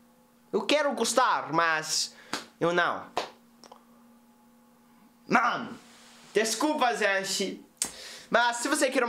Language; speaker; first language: Portuguese; non-native, learner; English